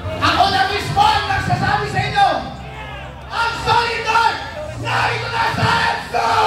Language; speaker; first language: Filipino; non-native, local second language; Iloko